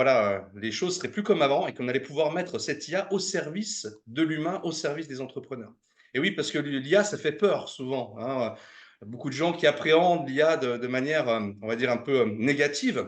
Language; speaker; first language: French; native; French